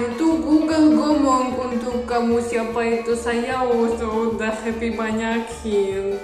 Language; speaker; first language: Indonesian; non-native, learner; Russian